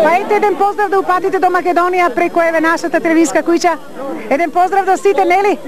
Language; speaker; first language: Macedonian; native; Macedonian